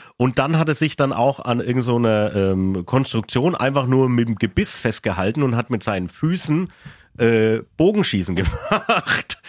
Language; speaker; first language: German; native; German